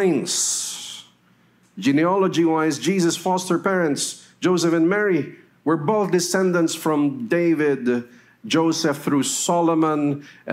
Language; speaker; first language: English; non-native, local second language; Filipino